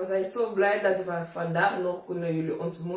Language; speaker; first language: Dutch; non-native, learner; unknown